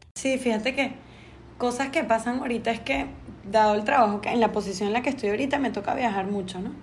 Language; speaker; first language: Spanish; native; Spanish